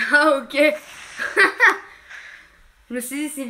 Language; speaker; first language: French; native; French